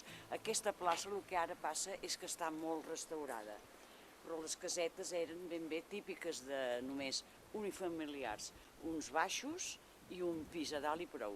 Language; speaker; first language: Catalan; native; Catalan